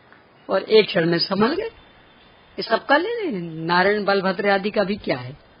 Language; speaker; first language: Hindi; native; Hindi